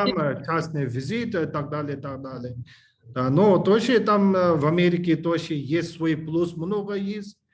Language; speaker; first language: Russian; non-native, learner; English